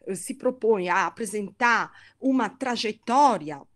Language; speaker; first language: Portuguese; non-native, fluent; Italian